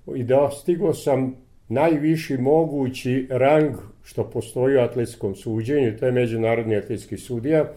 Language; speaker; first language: Serbian; native; Serbian